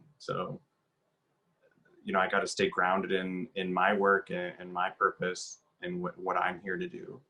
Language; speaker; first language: English; native; English